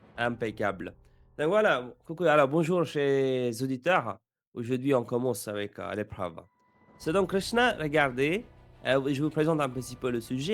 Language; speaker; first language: French; non-native, fluent; English